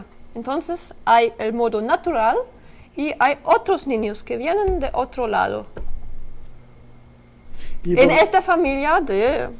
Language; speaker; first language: Spanish; non-native, learner; French